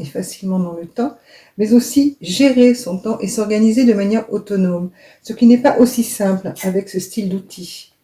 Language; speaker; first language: French; native; French